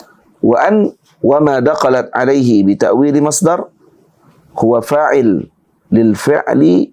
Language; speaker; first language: Arabic; non-native, fluent; Malay